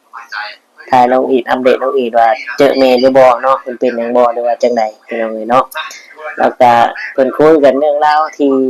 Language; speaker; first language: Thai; non-native, local second language; Lao